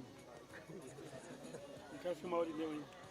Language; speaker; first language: Portuguese; native; Portuguese